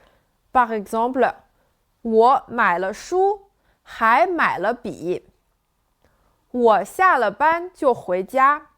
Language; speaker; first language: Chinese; non-native, fluent; French